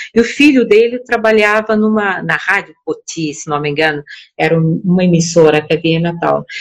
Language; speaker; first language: Portuguese; non-native, local second language; Kabuverdianu